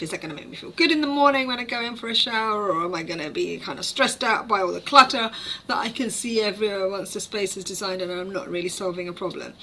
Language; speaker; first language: English; native; English